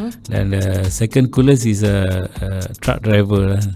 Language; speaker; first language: English; non-native, local second language; Malay